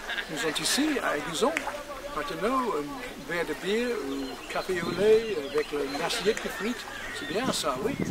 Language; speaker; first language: French; non-native, learner; English